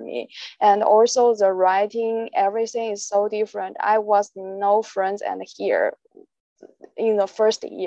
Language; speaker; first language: English; non-native, learner; Chinese